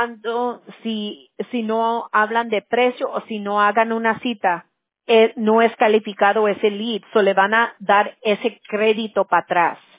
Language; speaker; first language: Spanish; early bilingual, heritage; Spanish